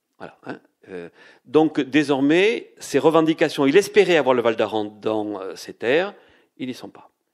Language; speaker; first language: French; native; French